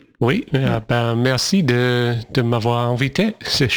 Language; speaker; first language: French; non-native, fluent; English